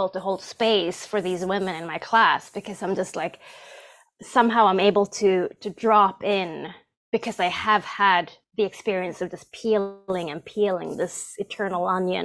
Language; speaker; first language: English; non-native, fluent; Swedish